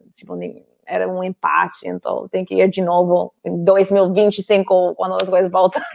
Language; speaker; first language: Portuguese; non-native, fluent; English